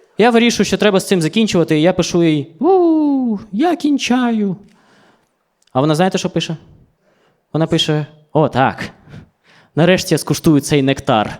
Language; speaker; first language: Ukrainian; non-native, local second language; Russian